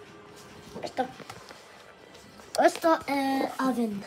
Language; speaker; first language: Italian; non-native, learner; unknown